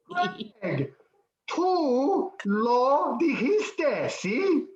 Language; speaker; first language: Spanish; non-native, fluent; English